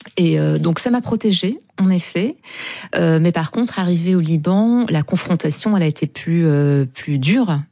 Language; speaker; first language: French; non-native, local second language; Arabic